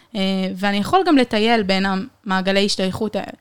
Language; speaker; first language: Hebrew; native; Hebrew